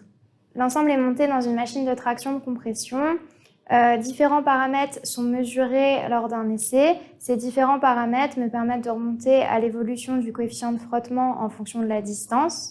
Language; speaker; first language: French; native; French